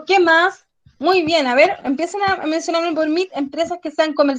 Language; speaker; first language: Spanish; native; Spanish